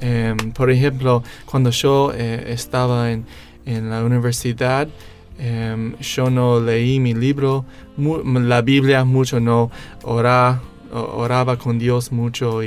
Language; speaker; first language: Spanish; non-native, learner; English